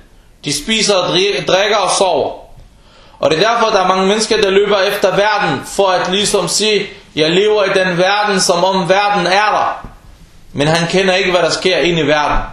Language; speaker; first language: Danish; early bilingual, other home language; Arabic